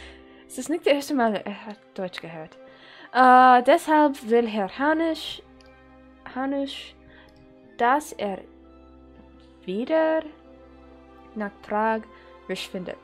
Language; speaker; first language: German; non-native, learner; English